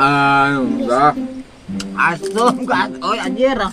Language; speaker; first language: Indonesian; non-native, local second language; Sundanese